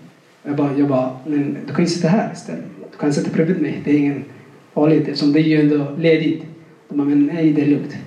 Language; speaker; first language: Swedish; non-native, fluent; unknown